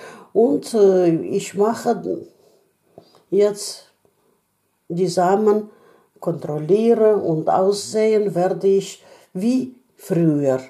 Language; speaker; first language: German; non-native, learner; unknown